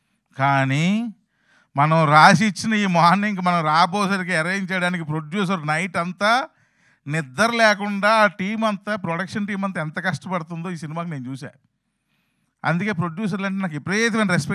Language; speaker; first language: Telugu; native; Telugu